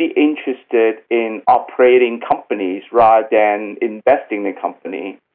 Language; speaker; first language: English; non-native, local second language; Cantonese